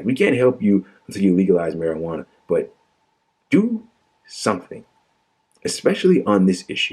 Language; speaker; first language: English; native; English